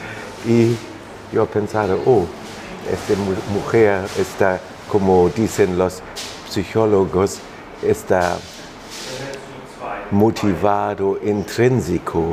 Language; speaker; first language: Spanish; non-native, fluent; German